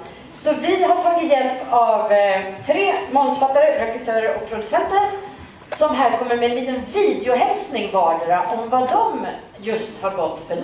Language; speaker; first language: Swedish; native; Swedish